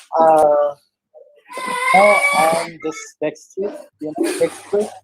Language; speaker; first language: English; non-native, learner; Indonesian